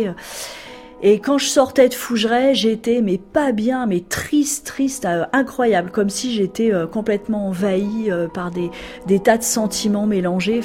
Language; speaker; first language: French; native; French